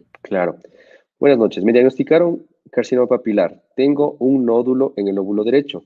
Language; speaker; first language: Spanish; native; Spanish